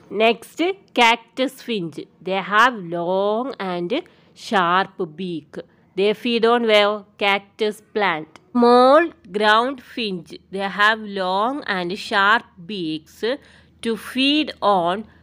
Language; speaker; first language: English; non-native, local second language; Malayalam